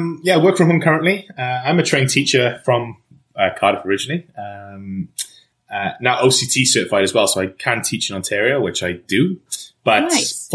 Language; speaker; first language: English; native; English